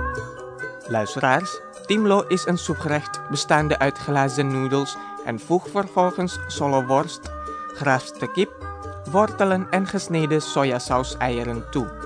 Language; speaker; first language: Dutch; non-native, fluent; Indonesian